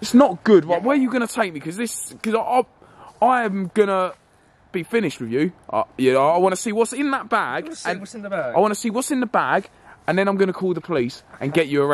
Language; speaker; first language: English; native; English